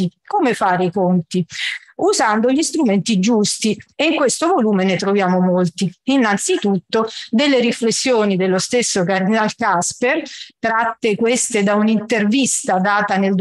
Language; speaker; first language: Italian; native; Italian